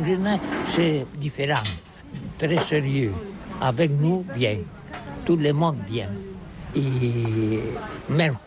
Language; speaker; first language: French; non-native, learner; Catalan